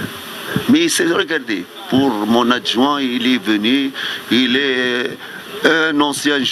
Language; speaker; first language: French; non-native, fluent; Arabic